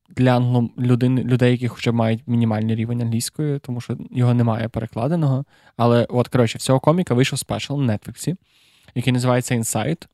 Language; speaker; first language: Ukrainian; native; Ukrainian